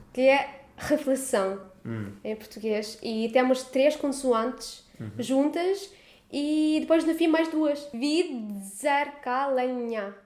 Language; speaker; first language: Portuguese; non-native, fluent; Ukrainian